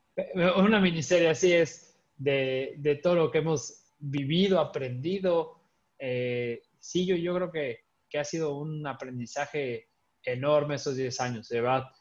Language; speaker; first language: Spanish; native; Spanish